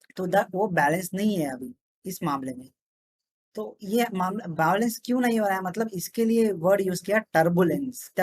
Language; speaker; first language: Hindi; non-native, local second language; Telugu